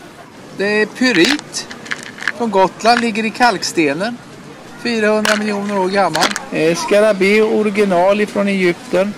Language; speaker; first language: Swedish; native; Swedish